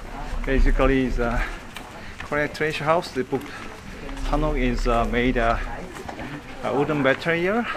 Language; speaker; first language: English; non-native, fluent; Korean